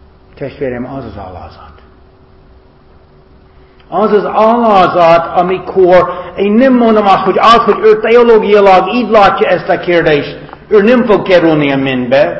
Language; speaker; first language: Hungarian; non-native, learner; English